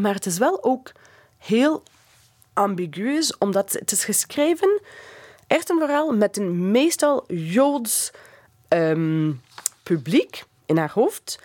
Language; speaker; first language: Dutch; non-native, fluent; English